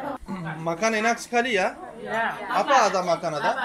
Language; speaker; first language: Indonesian; non-native, learner; Turkish